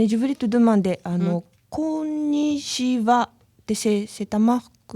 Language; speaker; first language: French; non-native, learner; Japanese